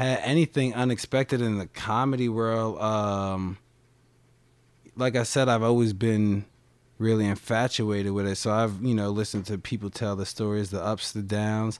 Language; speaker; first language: English; native; English